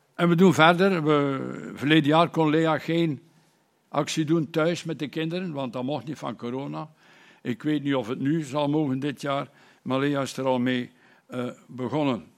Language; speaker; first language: Dutch; native; Dutch